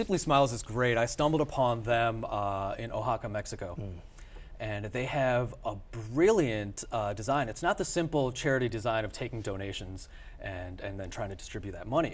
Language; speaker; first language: English; early bilingual, other home language; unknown